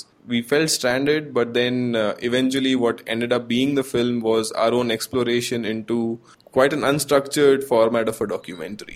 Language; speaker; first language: English; non-native, local second language; Gujarati